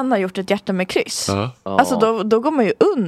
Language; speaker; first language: Swedish; native; Swedish